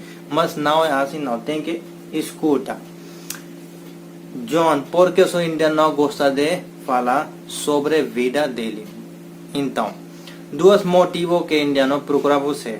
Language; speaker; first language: Portuguese; non-native, learner; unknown